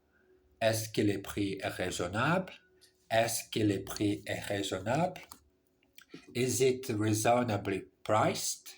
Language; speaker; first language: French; non-native, learner; English